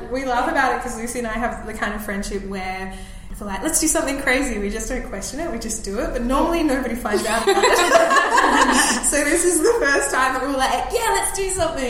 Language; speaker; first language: English; native; English